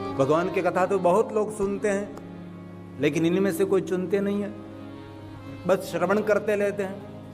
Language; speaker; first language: Hindi; non-native, local second language; Gujarati